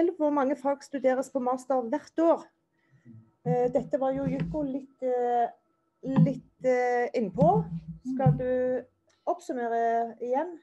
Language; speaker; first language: Norwegian; native; Norwegian